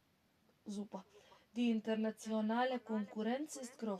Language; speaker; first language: German; non-native, fluent; Macedonian